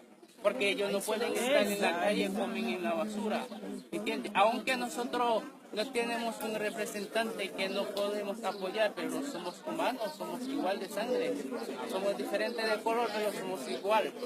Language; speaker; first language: Spanish; non-native, fluent; Haitian Creole